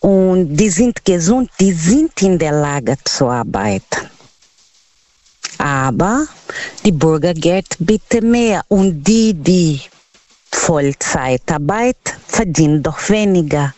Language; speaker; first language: German; non-native, fluent; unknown